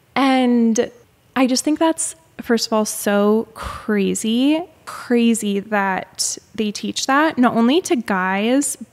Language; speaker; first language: English; native; English